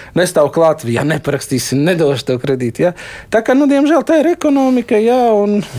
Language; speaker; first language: Latvian; non-native, local second language; Russian